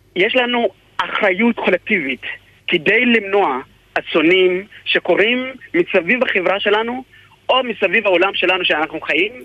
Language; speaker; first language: Hebrew; non-native, fluent; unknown